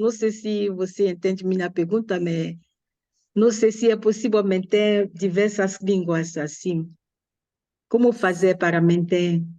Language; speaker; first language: Portuguese; non-native, learner; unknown